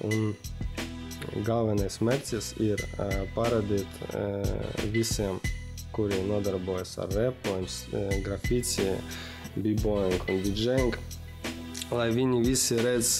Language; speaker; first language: Latvian; non-native, local second language; Russian